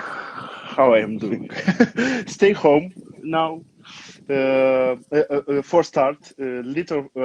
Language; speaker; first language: English; non-native, learner; Romanian